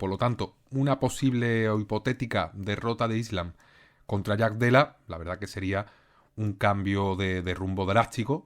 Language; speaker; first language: Spanish; native; Spanish